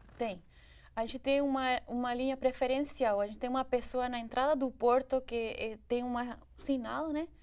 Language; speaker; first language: Portuguese; non-native, fluent; Spanish